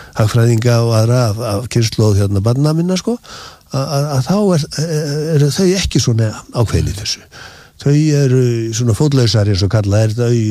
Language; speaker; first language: Icelandic; native; Icelandic